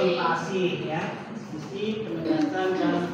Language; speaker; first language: Indonesian; native; Indonesian